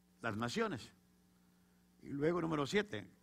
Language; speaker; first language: Spanish; native; Spanish